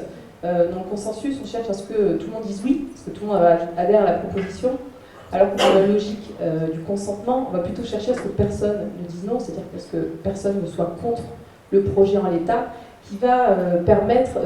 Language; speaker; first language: French; native; French